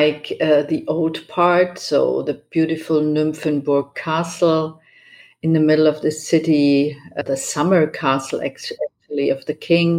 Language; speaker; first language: English; non-native, fluent; German